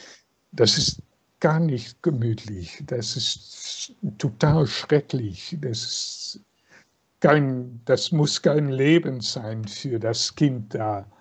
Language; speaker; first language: German; non-native, fluent; Dutch